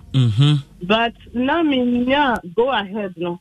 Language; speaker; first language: English; non-native, local second language; Akan